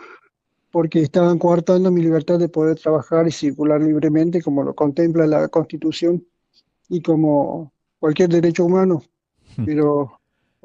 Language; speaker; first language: Spanish; native; Spanish